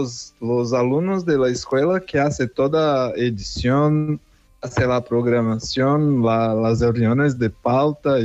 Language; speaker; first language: Spanish; non-native, fluent; Portuguese